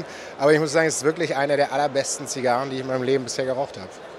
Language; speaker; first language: German; native; German